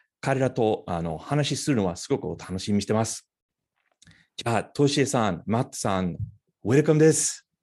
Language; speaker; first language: Japanese; non-native, fluent; English